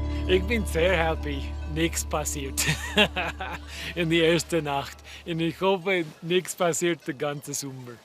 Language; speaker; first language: German; non-native, learner; English